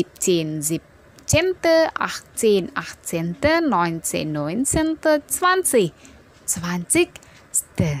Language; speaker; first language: German; non-native, fluent; Indonesian